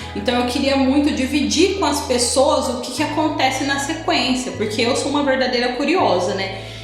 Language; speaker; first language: Portuguese; native; Portuguese